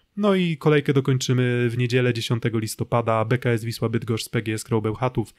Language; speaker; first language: Polish; native; Polish